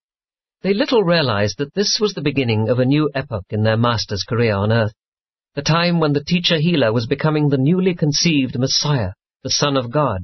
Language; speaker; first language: English; native; English